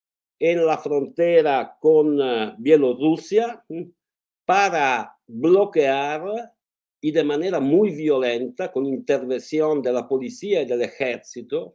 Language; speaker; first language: Spanish; non-native, fluent; Italian